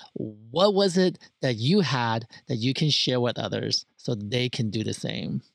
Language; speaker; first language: English; early bilingual, other home language; Chinese